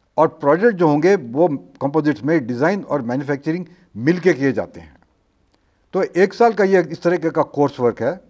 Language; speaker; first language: Hindi; non-native, local second language; Marathi